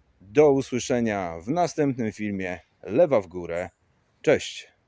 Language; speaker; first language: Polish; native; Polish